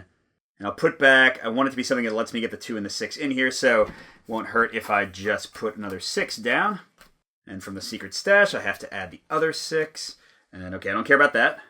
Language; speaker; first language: English; native; English